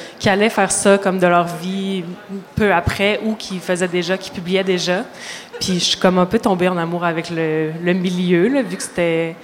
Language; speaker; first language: French; native; French